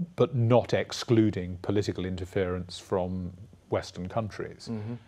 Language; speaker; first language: English; native; English